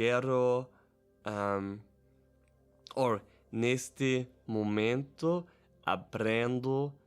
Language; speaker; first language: Portuguese; non-native, learner; German